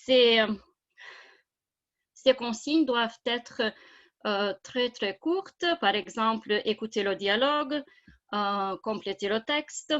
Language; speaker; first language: French; non-native, fluent; Lithuanian